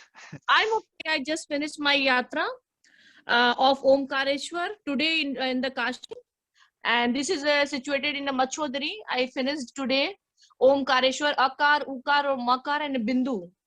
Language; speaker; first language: English; non-native, learner; Hindi